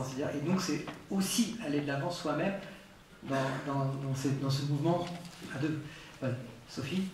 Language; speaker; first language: French; native; French